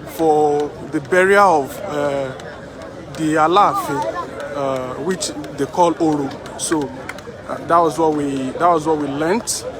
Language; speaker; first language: English; non-native, local second language; Yoruba